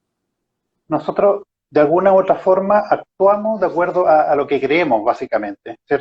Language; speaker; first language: Spanish; native; Spanish